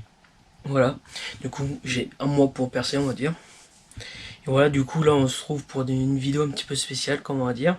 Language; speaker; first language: French; native; French